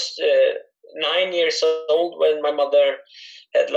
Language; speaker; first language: English; non-native, fluent; Swedish